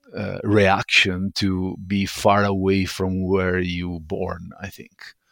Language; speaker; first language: English; non-native, fluent; Italian